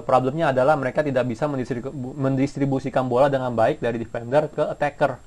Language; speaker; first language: Indonesian; native; Indonesian